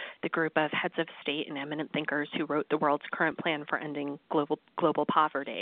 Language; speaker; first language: English; native; English